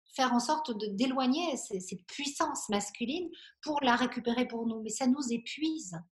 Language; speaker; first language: French; native; French